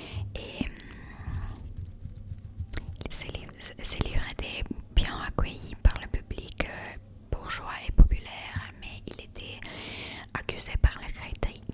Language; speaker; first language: French; non-native, learner; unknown